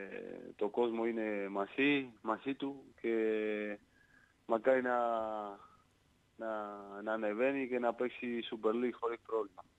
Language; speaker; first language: Greek; non-native, learner; Spanish